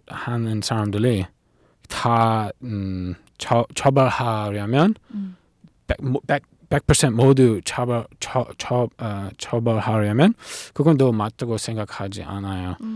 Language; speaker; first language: Korean; non-native, learner; English